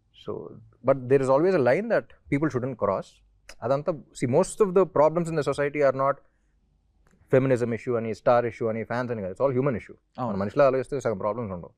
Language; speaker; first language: Telugu; native; Telugu